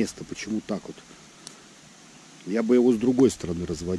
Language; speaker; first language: Russian; native; Russian